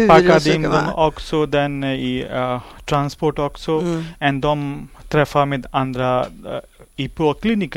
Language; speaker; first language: Swedish; non-native, learner; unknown